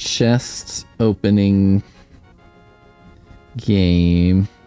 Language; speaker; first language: English; native; English